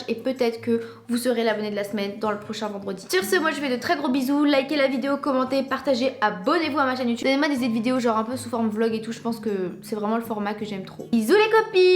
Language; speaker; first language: French; native; French